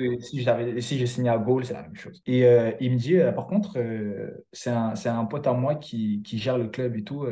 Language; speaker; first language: French; early bilingual, other home language; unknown